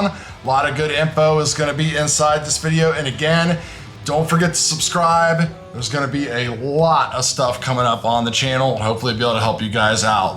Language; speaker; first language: English; native; English